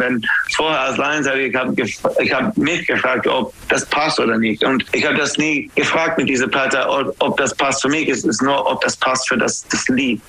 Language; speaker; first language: German; non-native, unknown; English